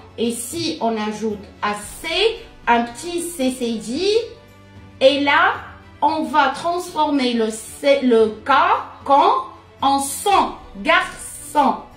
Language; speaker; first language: French; non-native, local second language; Arabic